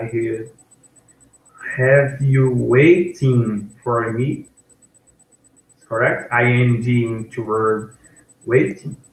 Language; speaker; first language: English; non-native, learner; Portuguese